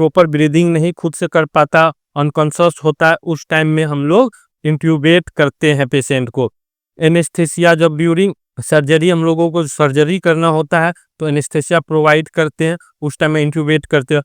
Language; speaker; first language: Hindi; native; Hindi